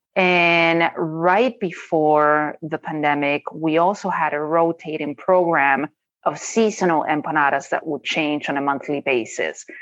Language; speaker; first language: English; non-native, fluent; Spanish